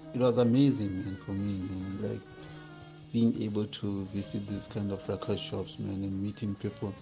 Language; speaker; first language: English; non-native, local second language; Northern Sotho